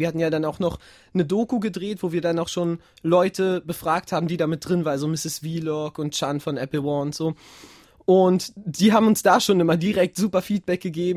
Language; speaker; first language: German; native; German